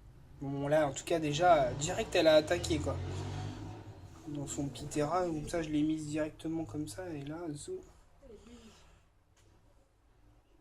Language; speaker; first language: French; native; French